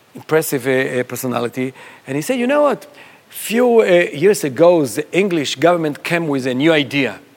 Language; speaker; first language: English; non-native, fluent; Hebrew